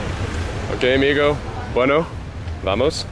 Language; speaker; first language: Spanish; non-native, learner; English